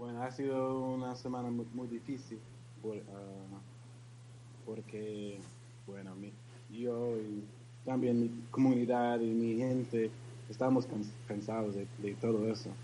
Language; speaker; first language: Spanish; non-native, learner; English